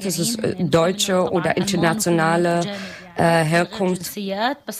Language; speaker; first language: German; non-native, learner; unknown